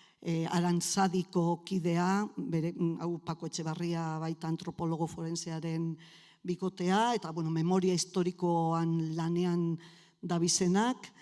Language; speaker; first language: Basque; native; Basque